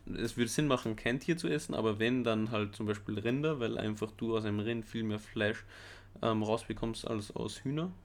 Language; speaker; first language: German; native; German